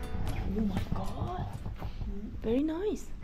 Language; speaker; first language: English; non-native, fluent; Korean